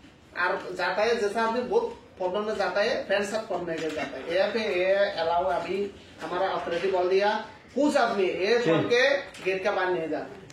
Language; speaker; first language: Hindi; non-native, learner; Bangla